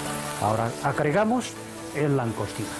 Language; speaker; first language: Spanish; non-native, fluent; Chinese